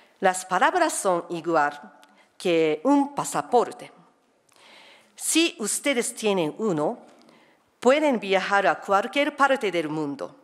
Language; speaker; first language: Spanish; non-native, fluent; Japanese